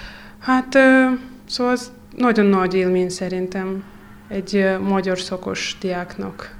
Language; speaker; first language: Hungarian; non-native, fluent; Russian